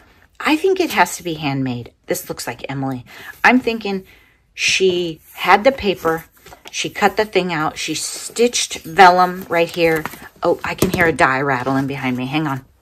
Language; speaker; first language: English; native; English